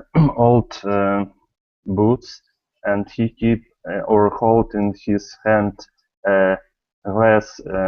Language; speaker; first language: English; non-native, learner; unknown